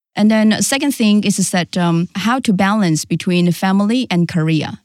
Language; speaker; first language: English; non-native, fluent; Chinese